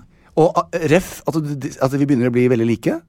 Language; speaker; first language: Norwegian; early bilingual, other home language; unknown